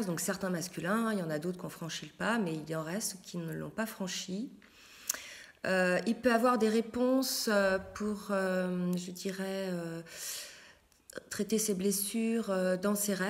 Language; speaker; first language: French; native; French